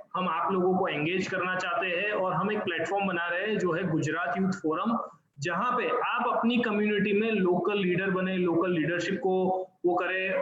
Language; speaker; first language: Hindi; non-native, local second language; Gujarati